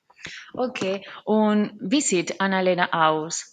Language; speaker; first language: German; non-native, learner; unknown